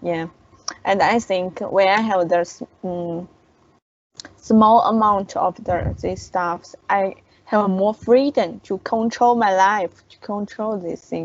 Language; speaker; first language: English; non-native, learner; Chinese